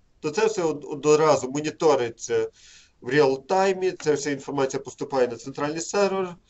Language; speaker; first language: Ukrainian; native; Ukrainian